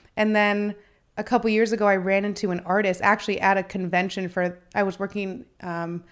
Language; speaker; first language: English; native; English